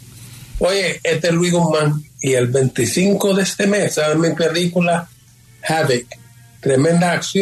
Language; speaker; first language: Spanish; early bilingual, heritage; Spanish